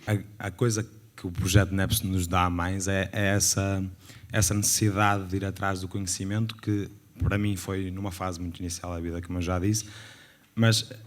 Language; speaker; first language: Portuguese; native; Portuguese